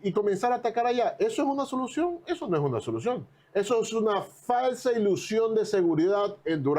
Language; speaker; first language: Spanish; native; Spanish